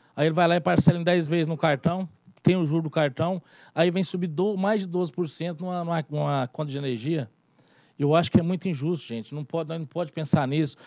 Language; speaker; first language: Portuguese; native; Portuguese